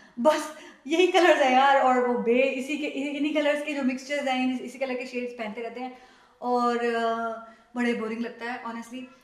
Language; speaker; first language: Hindi; native; Hindi